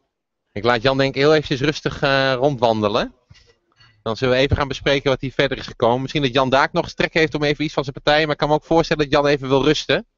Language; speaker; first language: Dutch; native; Dutch